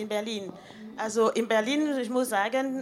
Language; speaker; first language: German; non-native, fluent; French